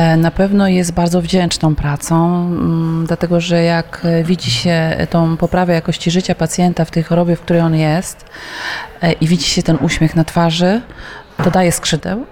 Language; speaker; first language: Polish; native; Polish